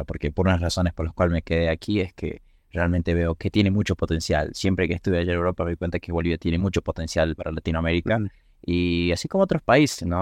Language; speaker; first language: Spanish; native; Spanish